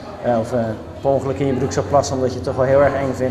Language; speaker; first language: Dutch; native; Dutch